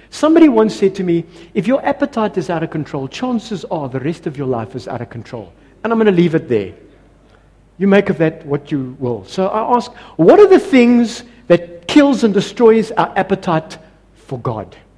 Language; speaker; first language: English; non-native, local second language; Afrikaans